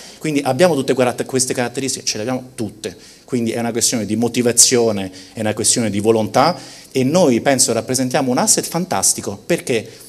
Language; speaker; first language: Italian; early bilingual, heritage; Italian